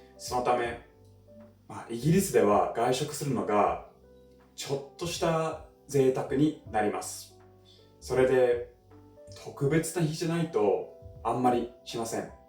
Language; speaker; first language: Japanese; non-native, fluent; English